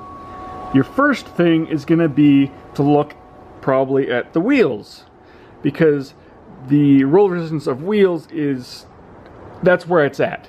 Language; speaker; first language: English; native; English